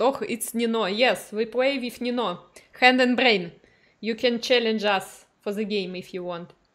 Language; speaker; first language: English; non-native, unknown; Russian